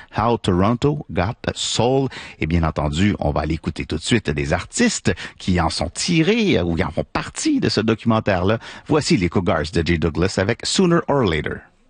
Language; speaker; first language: French; native; French